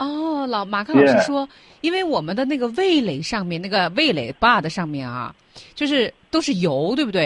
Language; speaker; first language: Chinese; native; Chinese